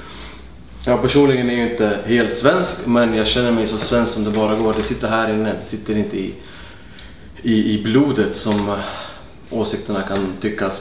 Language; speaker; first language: Swedish; early bilingual, other home language; Arabic